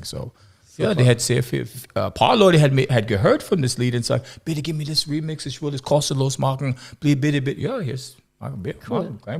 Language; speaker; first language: German; non-native, learner; English